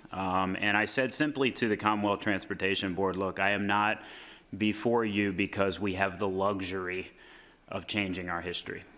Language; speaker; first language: English; native; English